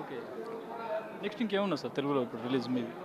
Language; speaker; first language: Telugu; native; Telugu